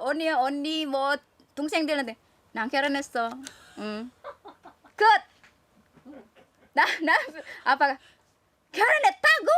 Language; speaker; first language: Korean; non-native, learner; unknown